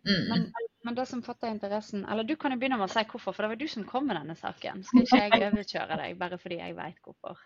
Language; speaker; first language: Norwegian; native; Norwegian